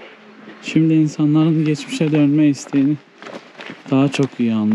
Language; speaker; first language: Turkish; native; Turkish